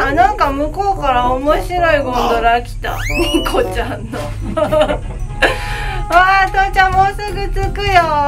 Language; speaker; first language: Japanese; native; Japanese